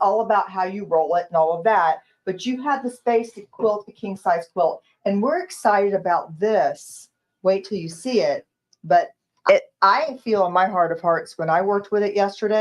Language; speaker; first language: English; native; English